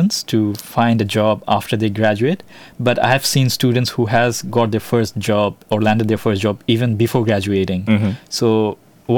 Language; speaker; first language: English; non-native, local second language; Bangla